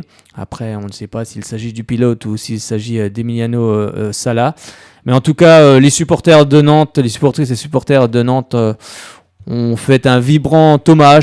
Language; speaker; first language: French; native; French